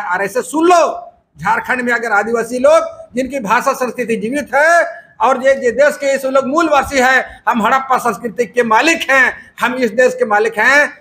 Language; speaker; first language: Hindi; native; Hindi